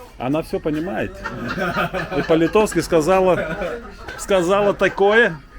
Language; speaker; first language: Russian; non-native, local second language; Lithuanian